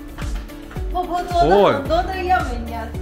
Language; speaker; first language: Chinese; non-native, learner; Armenian